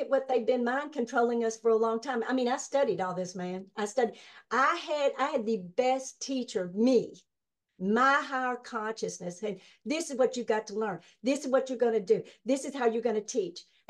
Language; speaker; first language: English; native; English